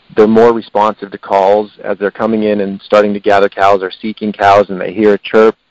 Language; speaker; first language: English; native; English